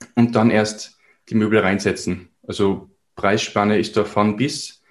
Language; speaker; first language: German; native; German